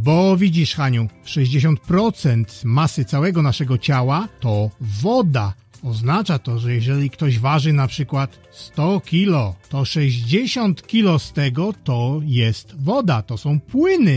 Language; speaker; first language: Polish; native; Polish